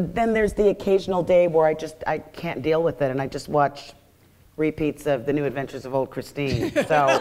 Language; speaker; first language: English; native; English